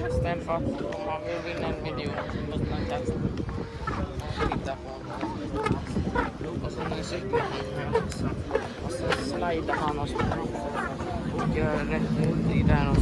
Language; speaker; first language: Swedish; early bilingual, other home language; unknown